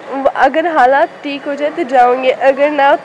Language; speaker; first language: Hindi; non-native, learner; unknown